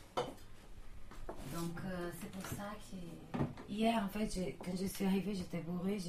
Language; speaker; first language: French; non-native, fluent; Portuguese